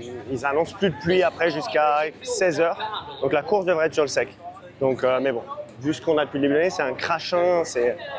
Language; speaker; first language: French; native; French